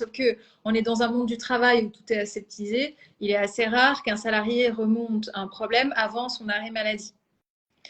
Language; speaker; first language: French; native; French